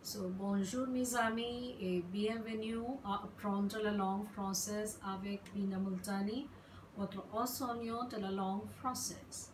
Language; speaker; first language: French; non-native, fluent; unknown